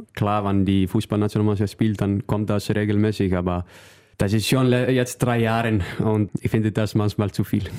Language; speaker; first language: German; non-native, learner; Icelandic